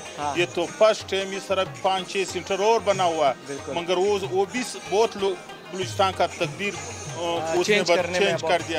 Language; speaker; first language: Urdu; non-native, local second language; Pashto